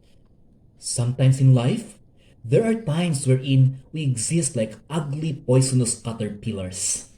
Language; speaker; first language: English; non-native, local second language; Hiligaynon